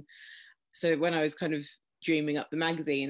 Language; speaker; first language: English; native; English